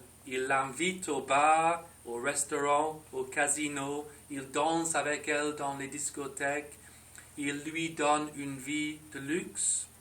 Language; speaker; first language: French; non-native, fluent; English